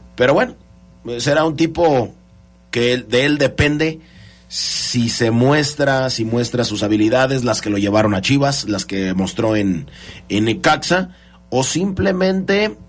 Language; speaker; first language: Spanish; native; Spanish